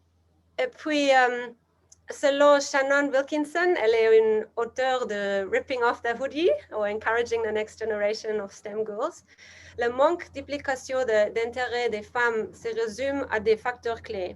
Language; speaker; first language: French; non-native, learner; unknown